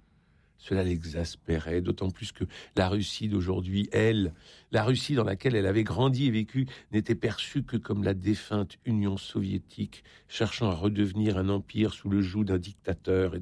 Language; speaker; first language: French; native; French